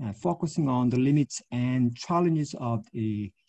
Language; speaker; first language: English; non-native, fluent; Korean